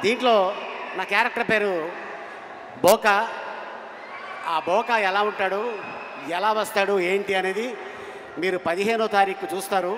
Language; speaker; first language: Telugu; native; Telugu